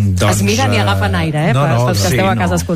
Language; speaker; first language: Catalan; native; Catalan